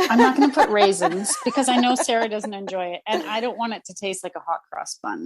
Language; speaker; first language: English; native; English